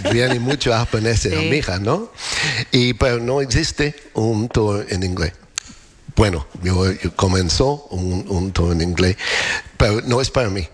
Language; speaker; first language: Spanish; non-native, learner; English